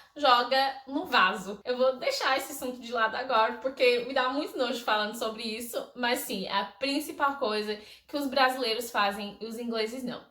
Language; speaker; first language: Portuguese; non-native, fluent; English